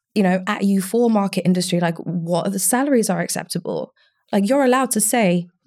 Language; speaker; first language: English; early bilingual, other home language; Romanian